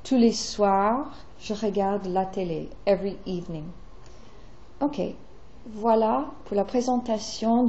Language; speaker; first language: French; non-native, fluent; English